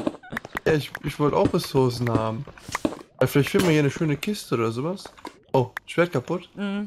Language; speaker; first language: German; native; German